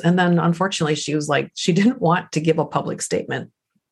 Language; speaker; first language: English; early bilingual, other home language; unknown